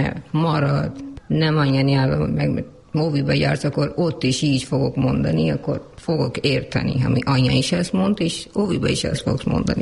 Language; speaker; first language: Hungarian; non-native, learner; Urdu